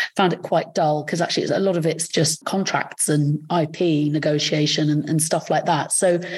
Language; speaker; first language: English; early bilingual, other home language; Arabic